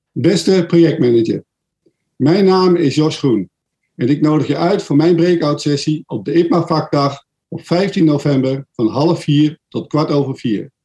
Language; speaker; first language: Dutch; native; Dutch